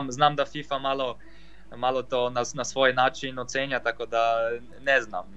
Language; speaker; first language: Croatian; non-native, fluent; Polish